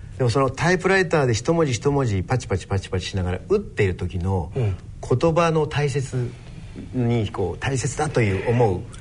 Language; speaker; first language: Japanese; native; Japanese